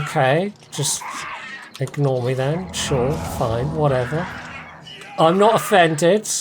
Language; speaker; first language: English; native; English